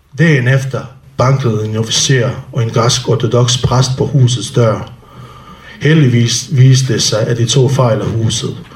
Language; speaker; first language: Danish; non-native, fluent; Bosnian